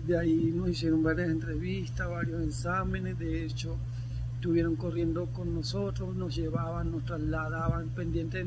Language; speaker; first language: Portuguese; non-native, learner; Spanish